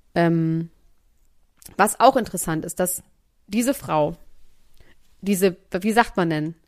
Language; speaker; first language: German; native; German